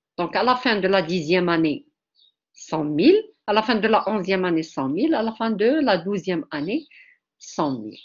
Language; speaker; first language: French; non-native, local second language; Arabic